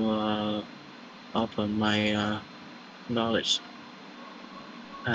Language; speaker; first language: English; non-native, learner; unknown